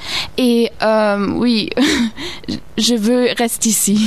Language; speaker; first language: French; non-native, learner; German